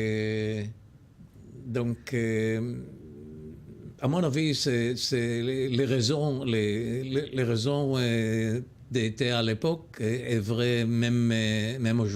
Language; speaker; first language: French; non-native, learner; Hebrew